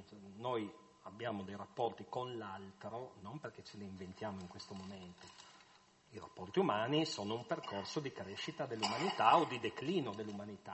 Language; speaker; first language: Italian; native; Italian